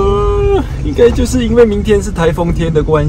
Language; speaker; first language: Chinese; native; Chinese